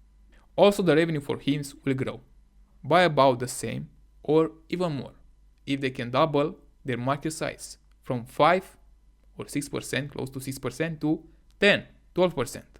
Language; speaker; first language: English; non-native, fluent; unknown